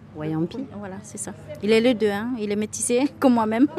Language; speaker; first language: French; native; French